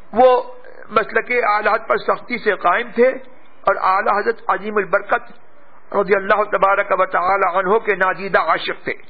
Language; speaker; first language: Urdu; native; Urdu